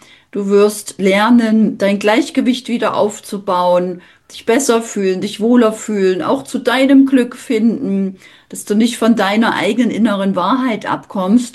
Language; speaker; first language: German; native; German